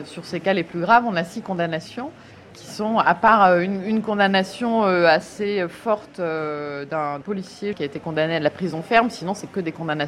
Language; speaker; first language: French; native; French